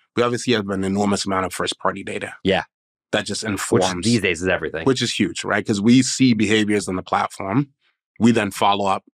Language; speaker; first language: English; non-native, local second language; Akan